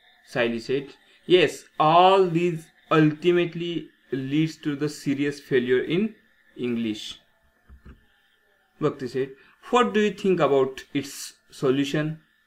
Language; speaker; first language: English; non-native, local second language; Marathi